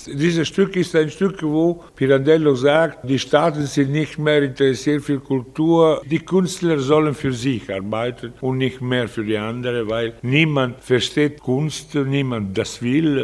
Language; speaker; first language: German; non-native, fluent; Italian